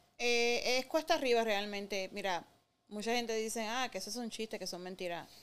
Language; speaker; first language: Spanish; native; Spanish